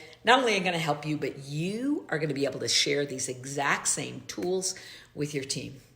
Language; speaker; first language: English; native; English